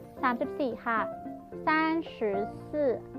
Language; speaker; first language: Chinese; non-native, fluent; Thai